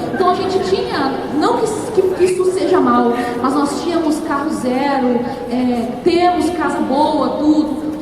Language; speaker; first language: Portuguese; native; Portuguese